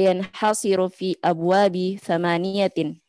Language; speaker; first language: Arabic; non-native, learner; Indonesian